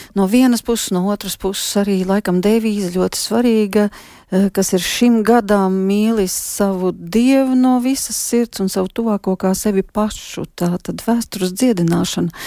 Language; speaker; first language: Latvian; native; Latvian